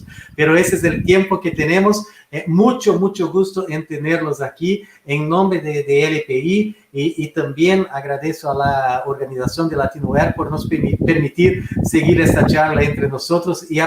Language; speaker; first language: Spanish; non-native, fluent; Portuguese